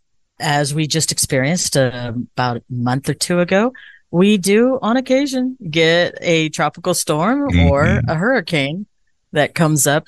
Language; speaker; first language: English; native; English